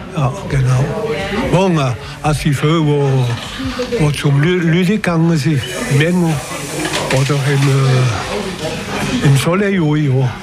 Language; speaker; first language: German; non-native, local second language; French